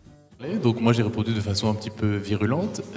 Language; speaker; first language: French; native; French